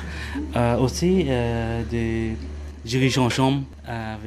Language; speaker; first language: French; non-native, learner; English